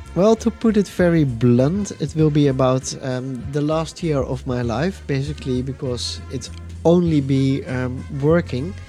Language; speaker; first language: English; non-native, fluent; Dutch